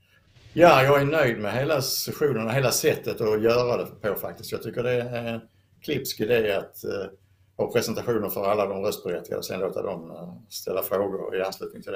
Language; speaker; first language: Swedish; native; Swedish